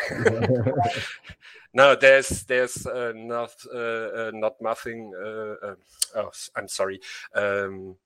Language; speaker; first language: English; non-native, learner; German